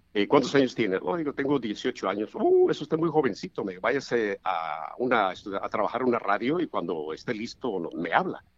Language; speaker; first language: Spanish; native; Spanish